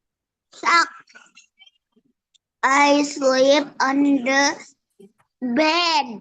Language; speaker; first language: English; non-native, learner; Indonesian